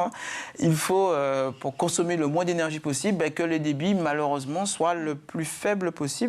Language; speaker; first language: French; native; French